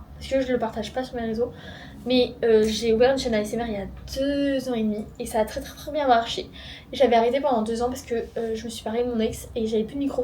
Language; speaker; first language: French; native; French